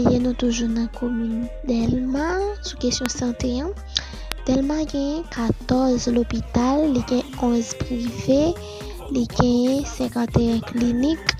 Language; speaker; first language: French; non-native, learner; Haitian Creole